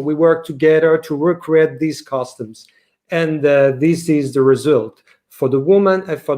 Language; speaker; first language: English; non-native, learner; French